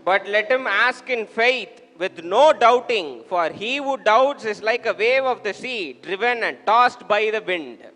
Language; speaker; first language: English; non-native, local second language; Tamil